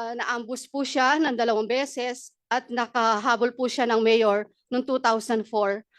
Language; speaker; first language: Filipino; non-native, local second language; Pampanga